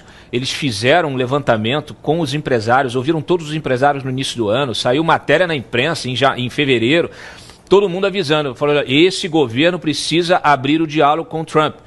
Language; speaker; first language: Portuguese; native; Portuguese